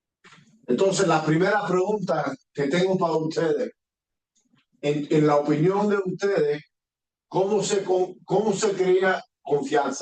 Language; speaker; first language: Spanish; early bilingual, heritage; Spanish